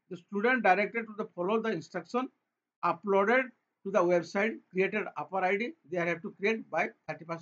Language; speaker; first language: English; non-native, local second language; Odia